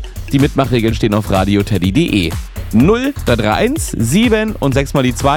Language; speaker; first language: German; native; German